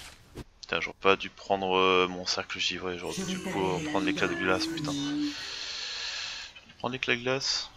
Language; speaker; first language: French; native; French